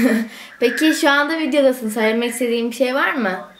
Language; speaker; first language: Turkish; native; Turkish